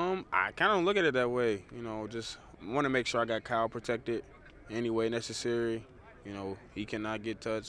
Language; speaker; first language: English; native; English